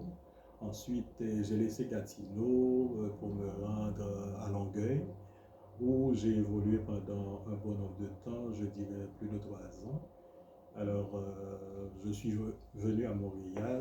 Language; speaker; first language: French; non-native, local second language; Haitian Creole